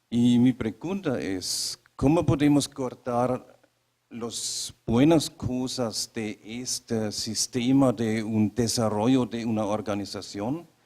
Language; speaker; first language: Spanish; non-native, fluent; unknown